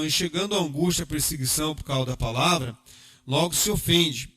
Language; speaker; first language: Portuguese; native; Portuguese